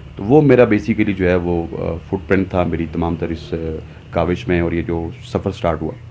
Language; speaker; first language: Urdu; non-native, local second language; Punjabi